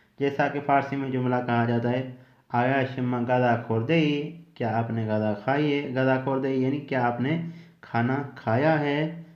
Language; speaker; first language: Urdu; native; Urdu